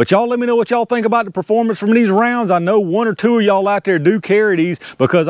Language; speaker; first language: English; native; English